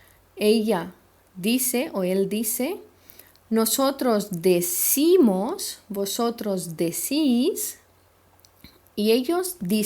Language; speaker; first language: Spanish; non-native, fluent; Hindi